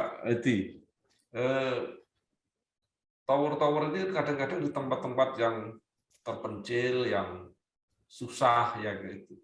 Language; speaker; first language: Indonesian; native; Indonesian